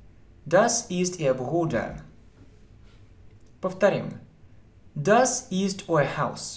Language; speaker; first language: German; non-native, fluent; Russian